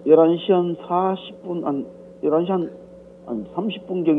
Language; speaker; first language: Korean; native; Korean